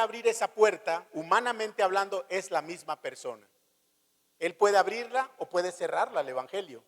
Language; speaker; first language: Spanish; native; Spanish